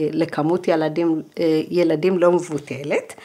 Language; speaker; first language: Hebrew; early bilingual, other home language; Amharic